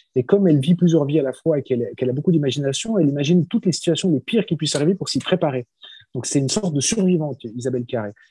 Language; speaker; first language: French; native; French